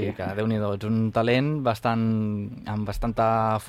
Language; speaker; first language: Catalan; native; Catalan